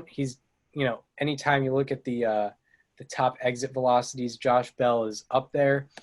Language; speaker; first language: English; native; English